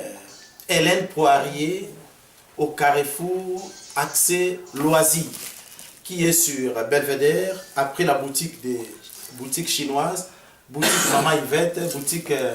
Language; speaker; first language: French; non-native, local second language; Lingala